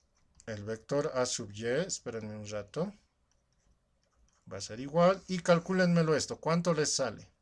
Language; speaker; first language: Spanish; native; Spanish